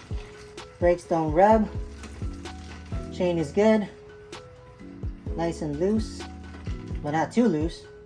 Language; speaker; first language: English; native; English